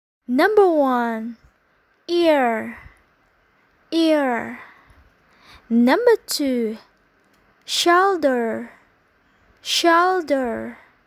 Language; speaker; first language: English; non-native, fluent; Indonesian